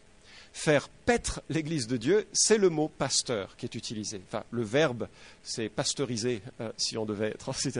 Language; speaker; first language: French; native; French